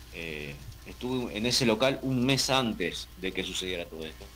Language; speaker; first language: Spanish; native; Spanish